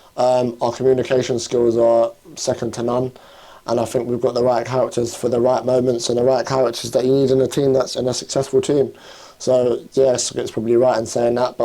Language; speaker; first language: English; native; English